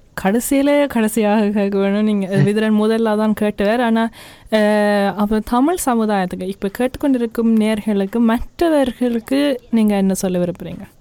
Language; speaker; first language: Tamil; early bilingual, heritage; Tamil